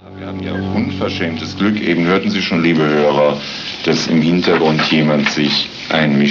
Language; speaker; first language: German; native; German